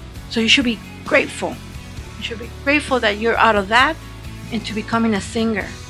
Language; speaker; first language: English; early bilingual, other home language; Spanish